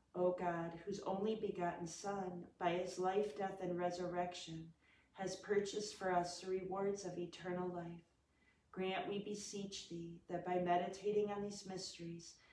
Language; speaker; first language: English; native; English